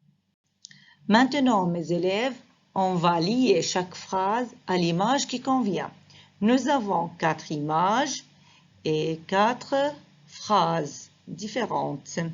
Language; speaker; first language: French; non-native, fluent; Arabic